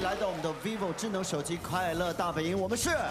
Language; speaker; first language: Chinese; native; Chinese